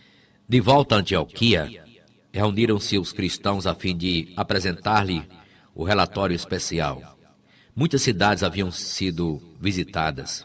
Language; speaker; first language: Portuguese; native; Portuguese